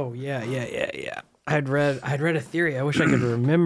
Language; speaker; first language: English; native; English